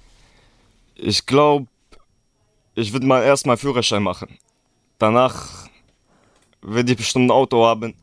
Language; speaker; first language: German; early bilingual, other home language; Kurdish